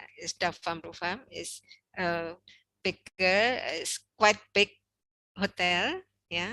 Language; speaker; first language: English; non-native, learner; Indonesian